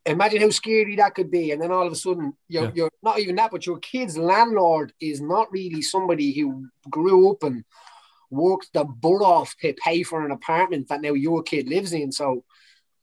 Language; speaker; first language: English; native; English